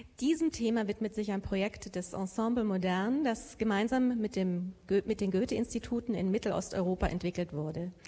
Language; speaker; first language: German; native; German